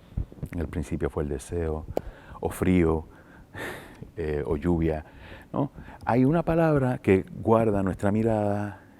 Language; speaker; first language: Spanish; native; Spanish